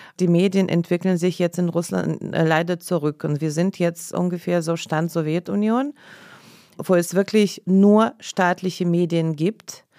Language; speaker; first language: German; non-native, fluent; Russian